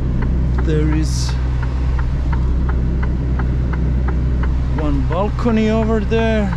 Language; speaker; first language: English; non-native, learner; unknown